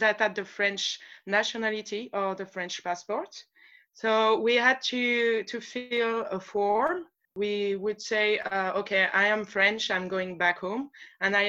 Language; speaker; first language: English; non-native, fluent; French